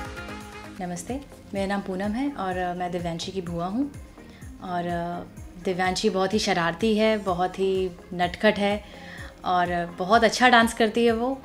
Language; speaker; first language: Hindi; native; Hindi